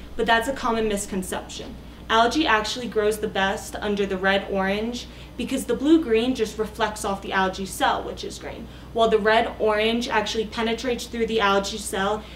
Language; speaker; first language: English; native; English